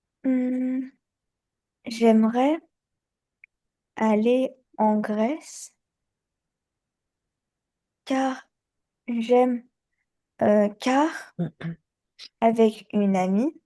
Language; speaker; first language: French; early bilingual, other home language; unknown